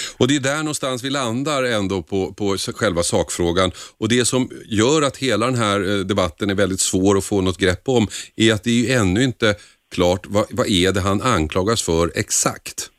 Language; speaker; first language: Swedish; native; Swedish